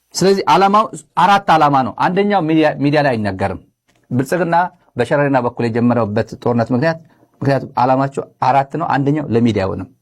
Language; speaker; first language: Amharic; non-native, local second language; Tigrinya